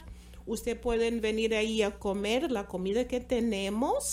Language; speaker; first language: Spanish; non-native, fluent; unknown